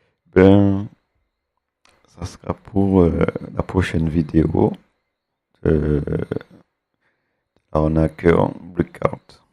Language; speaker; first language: French; native; French